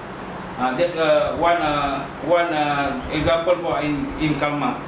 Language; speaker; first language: English; non-native, learner; Malay